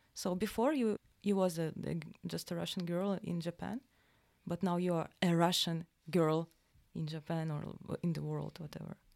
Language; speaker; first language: English; non-native, fluent; Russian